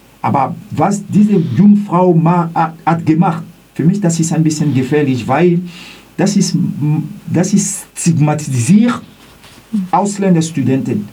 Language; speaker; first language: German; non-native, learner; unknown